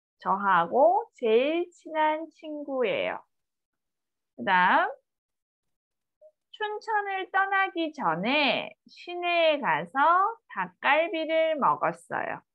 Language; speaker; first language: Korean; native; Korean